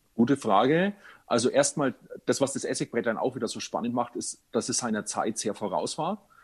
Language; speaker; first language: German; native; German